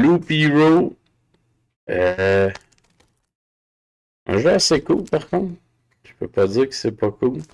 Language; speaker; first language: French; native; French